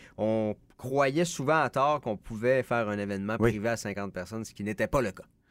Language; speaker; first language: French; native; French